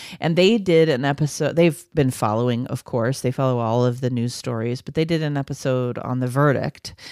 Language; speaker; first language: English; native; English